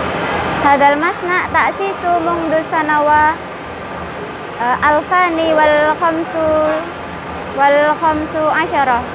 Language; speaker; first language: Arabic; non-native, learner; Indonesian